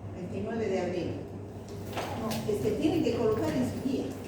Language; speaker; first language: Spanish; native; Spanish